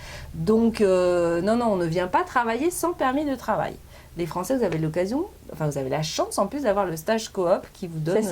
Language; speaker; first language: French; native; French